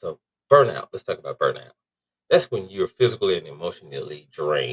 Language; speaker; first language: English; native; English